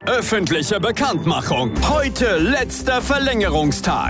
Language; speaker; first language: German; native; German